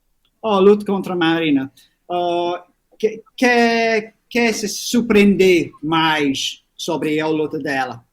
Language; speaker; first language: Portuguese; non-native, learner; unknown